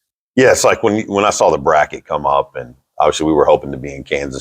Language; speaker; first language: English; native; English